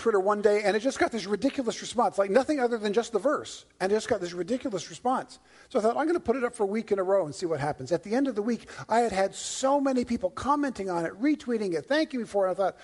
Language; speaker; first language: English; native; English